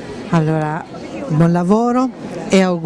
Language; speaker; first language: Italian; native; Italian